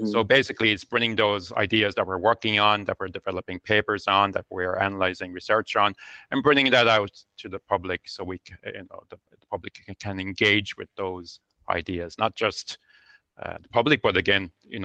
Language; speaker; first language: English; native; English